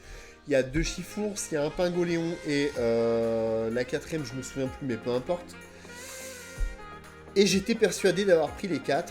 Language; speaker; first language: French; native; French